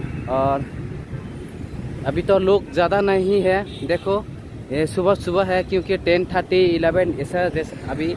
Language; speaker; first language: Hindi; non-native, local second language; Kok Borok